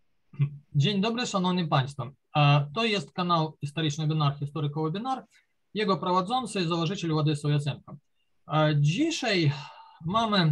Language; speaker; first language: Polish; non-native, fluent; Ukrainian